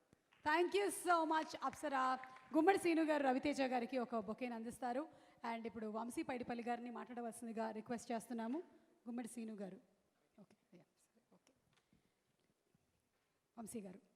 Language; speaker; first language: Telugu; native; Telugu